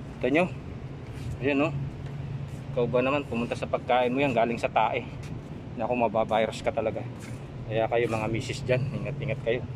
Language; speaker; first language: Filipino; non-native, local second language; Pampanga